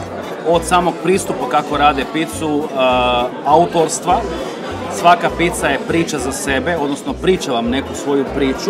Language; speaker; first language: Croatian; native; Croatian